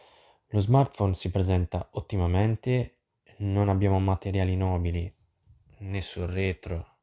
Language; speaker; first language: Italian; native; Italian